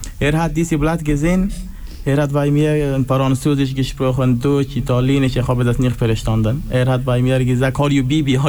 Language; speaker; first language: German; non-native, learner; Pashto